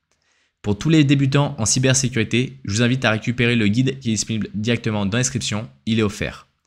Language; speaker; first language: French; native; French